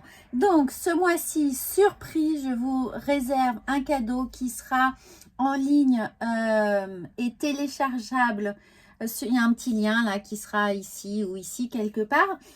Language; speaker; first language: French; native; French